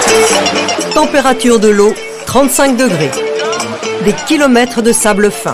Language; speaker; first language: French; native; French